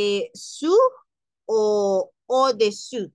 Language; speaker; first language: French; non-native, learner; Spanish